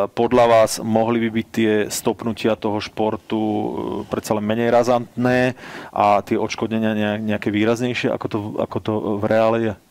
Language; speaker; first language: Slovak; native; Slovak